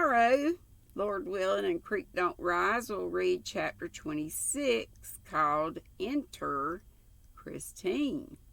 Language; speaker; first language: English; native; English